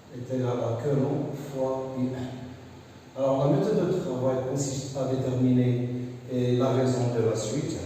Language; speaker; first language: French; non-native, local second language; Arabic